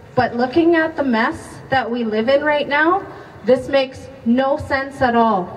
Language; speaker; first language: English; native; English